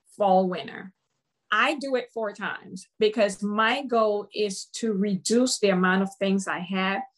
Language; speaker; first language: English; non-native, fluent; Spanish